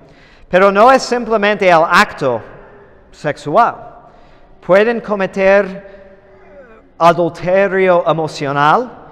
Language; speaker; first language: Spanish; non-native, fluent; English